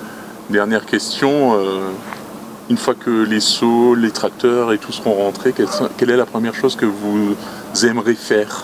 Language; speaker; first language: French; native; French